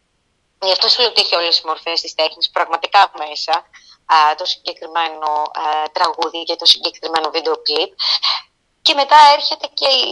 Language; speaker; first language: Greek; native; Greek